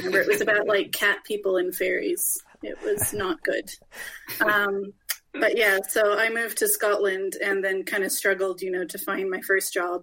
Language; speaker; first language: English; native; English